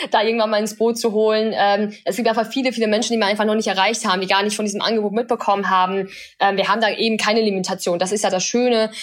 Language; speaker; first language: German; early bilingual, other home language; Chinese